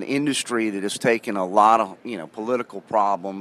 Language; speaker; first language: English; native; English